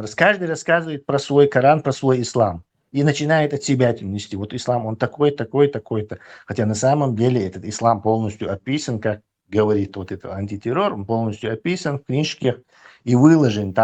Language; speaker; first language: Russian; non-native, local second language; Chechen